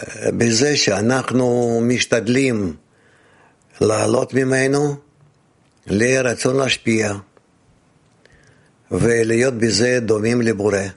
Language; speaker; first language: Hebrew; non-native, fluent; Russian